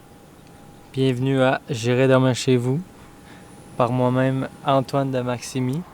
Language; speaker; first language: French; native; French